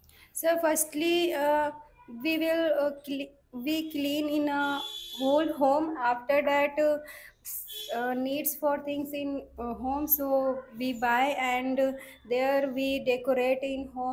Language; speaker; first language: English; non-native, learner; Hindi